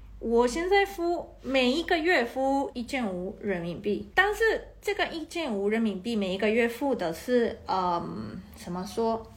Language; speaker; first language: Chinese; non-native, fluent; Spanish